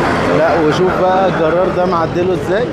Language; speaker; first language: Arabic; native; Arabic